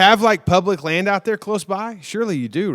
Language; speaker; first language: English; native; English